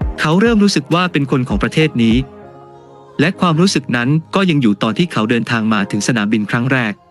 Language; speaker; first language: Thai; native; Thai